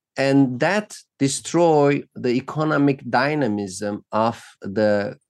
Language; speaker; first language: English; non-native, fluent; Turkish